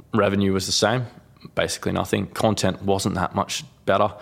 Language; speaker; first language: English; native; English